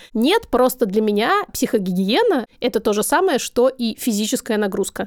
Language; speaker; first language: Russian; native; Russian